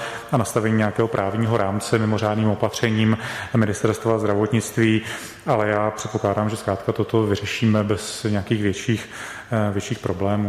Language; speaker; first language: Czech; native; Czech